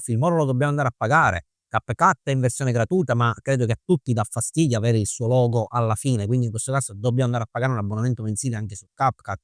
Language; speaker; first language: Italian; native; Italian